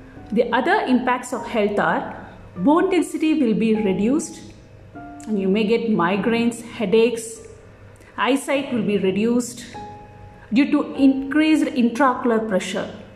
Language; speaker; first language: English; non-native, local second language; Tamil